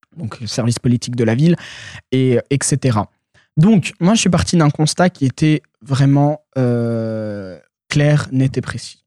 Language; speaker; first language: French; early bilingual, other home language; Arabic